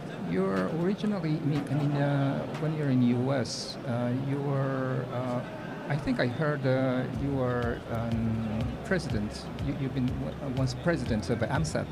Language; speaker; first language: English; non-native, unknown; Japanese